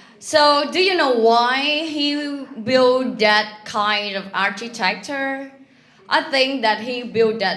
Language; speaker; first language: English; non-native, learner; Vietnamese